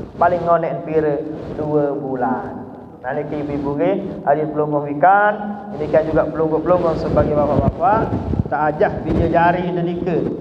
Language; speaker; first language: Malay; non-native, local second language; Sasak